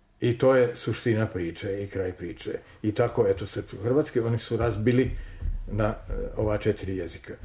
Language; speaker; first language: Serbian; native; Serbian